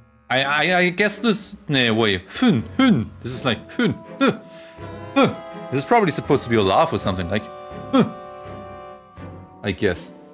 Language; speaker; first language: English; non-native, fluent; German